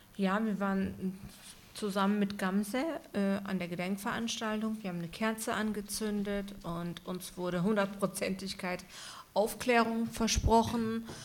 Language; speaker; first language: German; early bilingual, other home language; Turkish